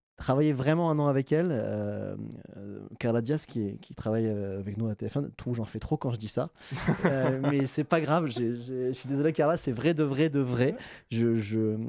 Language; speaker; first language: French; native; French